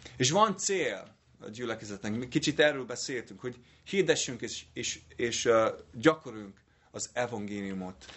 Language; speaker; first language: Hungarian; non-native, fluent; English